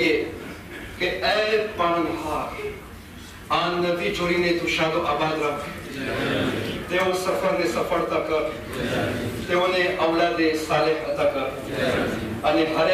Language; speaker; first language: Gujarati; early bilingual, heritage; Gujarati